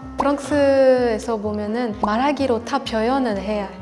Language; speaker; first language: Korean; non-native, learner; French